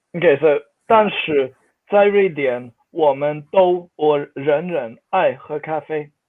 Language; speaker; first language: Chinese; non-native, fluent; Swedish